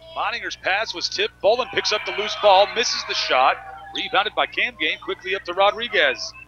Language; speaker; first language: English; native; English